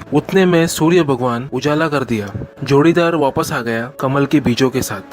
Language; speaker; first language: Hindi; non-native, local second language; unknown